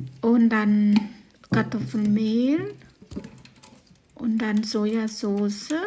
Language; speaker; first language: German; non-native, learner; Thai